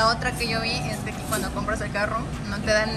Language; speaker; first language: Spanish; native; Spanish